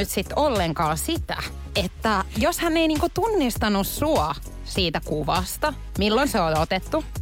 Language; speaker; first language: Finnish; native; Finnish